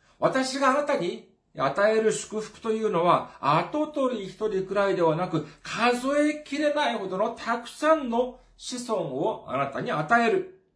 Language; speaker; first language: Japanese; non-native, fluent; Korean